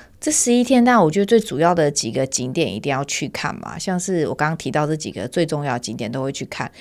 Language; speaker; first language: Chinese; native; Chinese